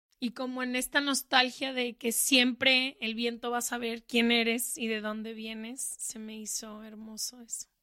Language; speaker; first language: Spanish; native; Spanish